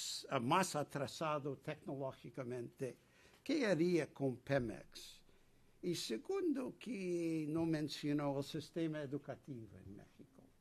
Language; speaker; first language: Spanish; non-native, fluent; English